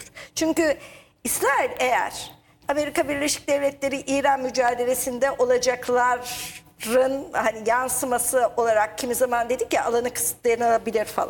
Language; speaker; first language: Turkish; native; Turkish